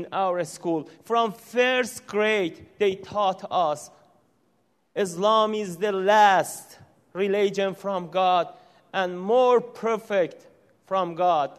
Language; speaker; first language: English; non-native, learner; Persian